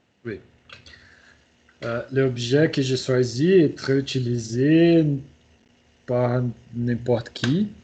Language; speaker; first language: French; non-native, learner; Portuguese